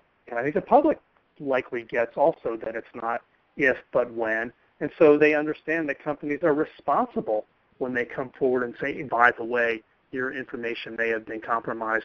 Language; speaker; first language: English; native; English